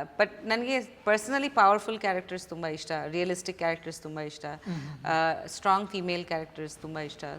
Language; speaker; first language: Kannada; non-native, fluent; Bangla